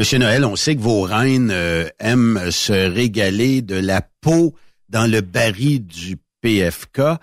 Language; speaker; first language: French; native; French